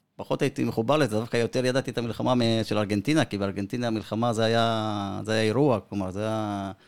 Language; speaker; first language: Hebrew; early bilingual, other home language; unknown